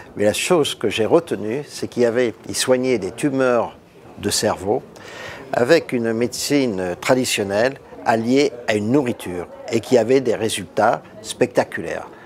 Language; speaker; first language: French; native; French